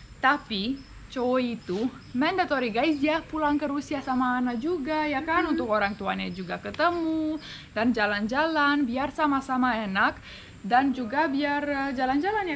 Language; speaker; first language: Indonesian; non-native, fluent; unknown